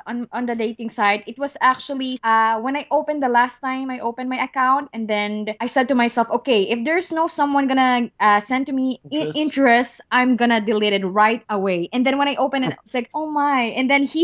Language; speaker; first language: English; non-native, local second language; Cebuano